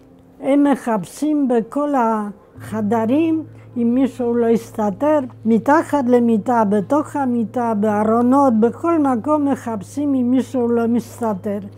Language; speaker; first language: Hebrew; non-native, fluent; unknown